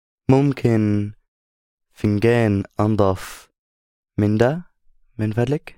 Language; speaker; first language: Arabic; non-native, learner; English